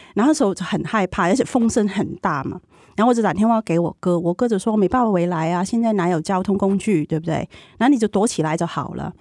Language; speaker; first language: Chinese; non-native, fluent; Cantonese